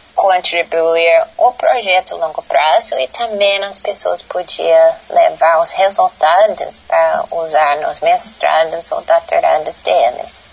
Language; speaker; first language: Portuguese; non-native, fluent; English